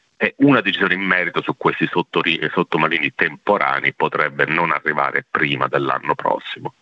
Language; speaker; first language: Italian; early bilingual, heritage; Italian